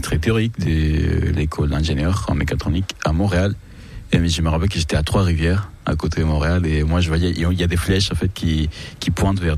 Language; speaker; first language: French; non-native, fluent; Spanish